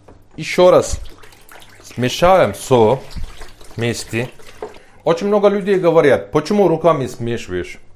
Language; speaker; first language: Russian; non-native, learner; Turkish